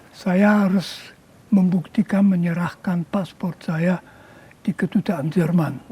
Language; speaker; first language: Indonesian; non-native, fluent; German